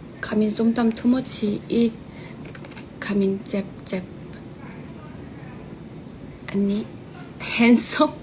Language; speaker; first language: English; non-native, learner; Korean